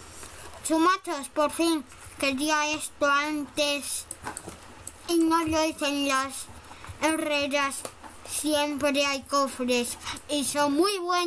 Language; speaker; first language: Spanish; native; Spanish